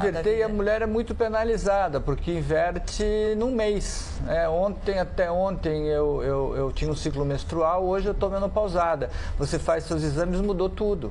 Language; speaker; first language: Portuguese; native; Portuguese